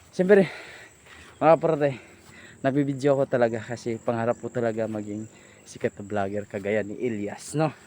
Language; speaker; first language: Filipino; non-native, local second language; Cebuano